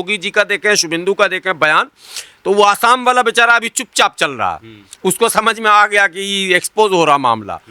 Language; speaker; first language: Hindi; native; Hindi